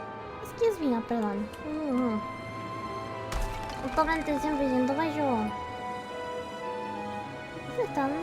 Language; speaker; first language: Spanish; early bilingual, heritage; Spanish